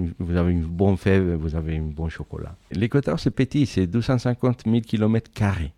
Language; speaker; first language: French; non-native, fluent; Spanish